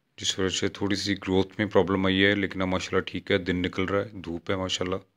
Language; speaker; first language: Urdu; non-native, local second language; Punjabi